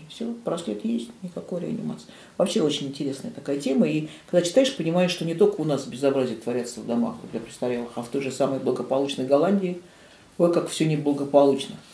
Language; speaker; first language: Russian; native; Russian